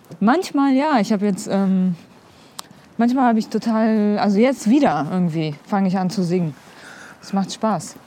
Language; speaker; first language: German; early bilingual, other home language; Kurdish